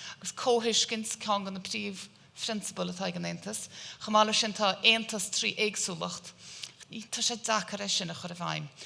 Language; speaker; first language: Irish; native; Irish